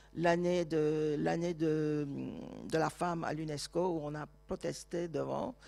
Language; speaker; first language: French; non-native, fluent; Turkish